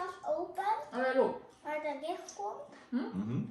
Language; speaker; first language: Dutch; non-native, learner; Thai